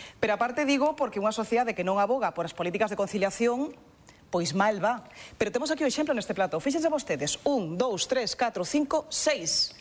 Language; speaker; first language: Galician; non-native, local second language; Spanish